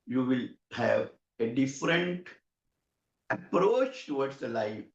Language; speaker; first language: English; non-native, local second language; Marathi